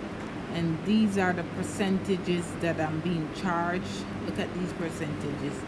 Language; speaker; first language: English; native; English